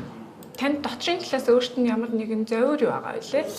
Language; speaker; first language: Mongolian; native; Mongolian